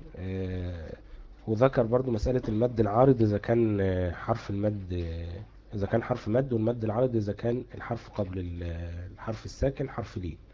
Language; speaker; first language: Arabic; native; Arabic